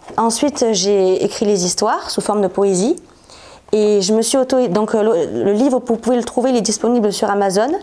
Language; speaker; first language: French; native; French